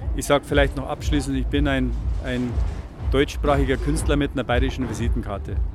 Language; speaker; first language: German; native; German